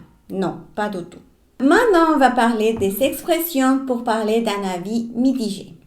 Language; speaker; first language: French; non-native, fluent; Spanish